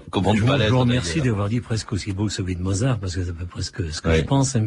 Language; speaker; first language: French; early bilingual, other home language; Italian